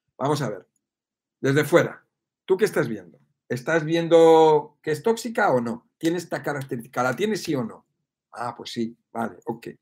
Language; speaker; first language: Spanish; native; Spanish